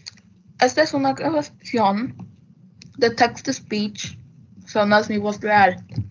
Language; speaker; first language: Spanish; early bilingual, heritage; Spanish